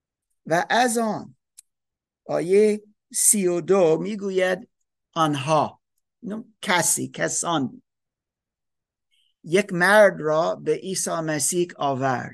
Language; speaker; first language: Persian; non-native, learner; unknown